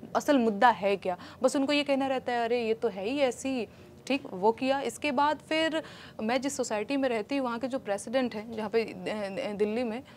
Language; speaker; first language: Hindi; non-native, local second language; Bhojpuri